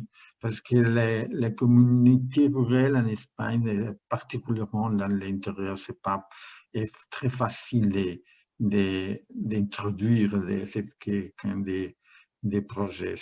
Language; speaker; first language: French; non-native, learner; Spanish